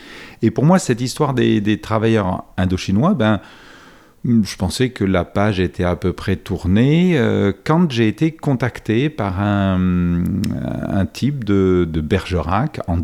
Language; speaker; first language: French; native; French